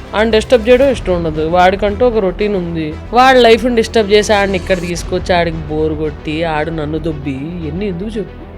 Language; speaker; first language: Telugu; native; Telugu